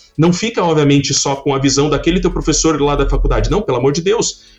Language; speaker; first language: Portuguese; native; Portuguese